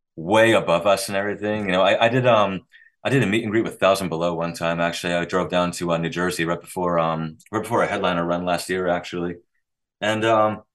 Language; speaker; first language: English; native; English